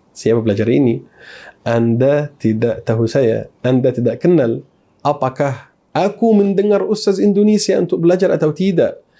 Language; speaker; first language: Malay; non-native, fluent; Arabic